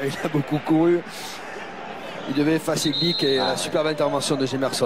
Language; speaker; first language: French; native; French